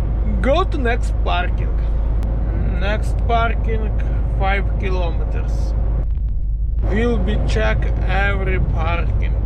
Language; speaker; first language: English; non-native, learner; Polish